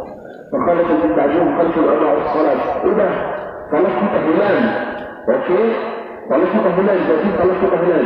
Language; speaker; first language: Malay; non-native, learner; Arabic